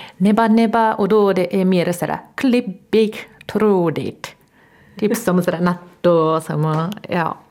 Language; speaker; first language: Swedish; non-native, fluent; Japanese